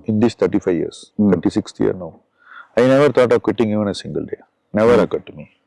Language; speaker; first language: English; non-native, local second language; Tamil